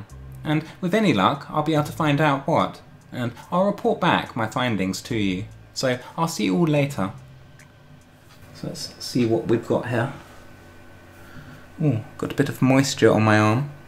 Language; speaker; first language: English; native; English